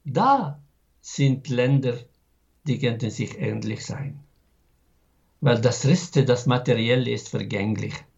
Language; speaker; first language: German; non-native, fluent; Arabic